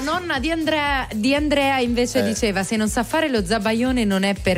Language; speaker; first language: Italian; native; Italian